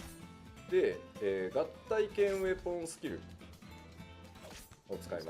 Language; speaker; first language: Japanese; native; Japanese